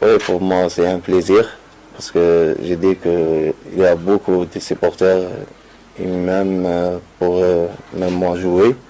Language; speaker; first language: French; non-native, local second language; Arabic